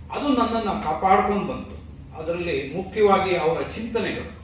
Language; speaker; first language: Kannada; non-native, local second language; Kodava